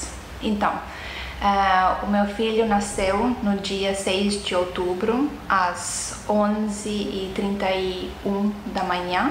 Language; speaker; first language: Portuguese; non-native, fluent; Estonian